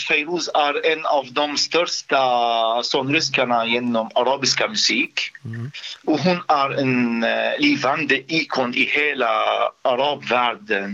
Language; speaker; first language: Swedish; non-native, fluent; Arabic